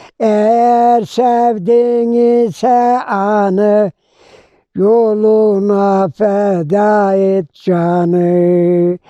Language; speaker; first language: Turkish; native; Turkish